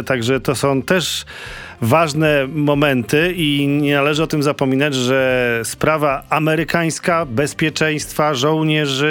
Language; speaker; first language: Polish; native; Polish